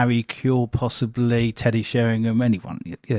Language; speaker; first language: English; native; English